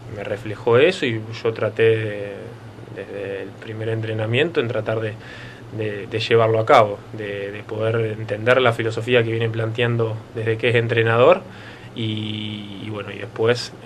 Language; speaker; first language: Spanish; native; Spanish